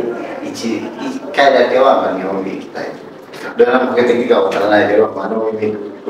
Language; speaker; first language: Japanese; non-native, learner; Indonesian